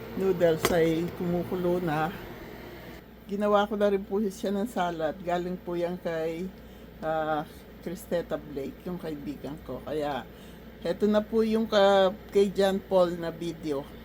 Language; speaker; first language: Filipino; non-native, local second language; Pampanga